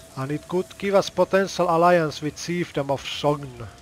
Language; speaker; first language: English; non-native, fluent; Finnish